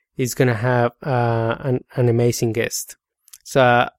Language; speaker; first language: English; non-native, fluent; Spanish